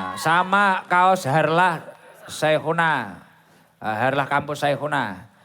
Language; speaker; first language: Indonesian; non-native, local second language; Javanese